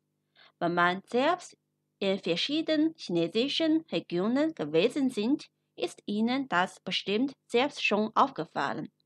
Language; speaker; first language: German; non-native, fluent; Chinese